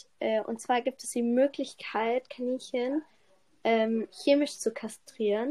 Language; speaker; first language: German; native; German